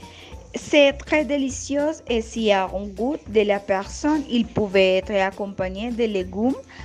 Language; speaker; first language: French; non-native, learner; Spanish